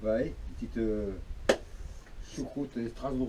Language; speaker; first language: French; native; French